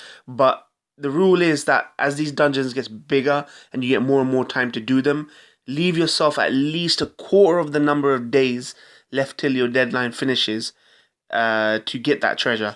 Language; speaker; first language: English; native; English